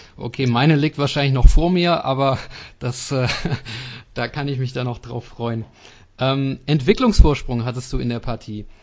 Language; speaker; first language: German; native; German